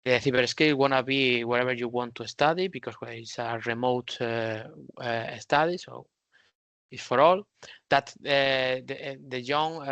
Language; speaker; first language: English; non-native, learner; Spanish